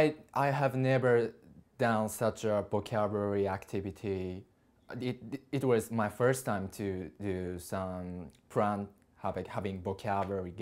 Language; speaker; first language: English; non-native, learner; Japanese